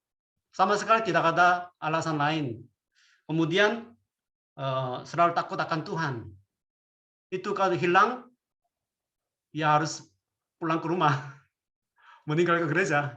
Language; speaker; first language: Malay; non-native, fluent; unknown